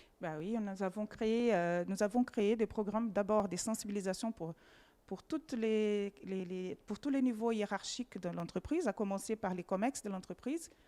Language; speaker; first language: French; non-native, fluent; Portuguese